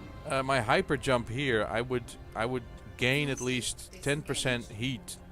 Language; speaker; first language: English; native; English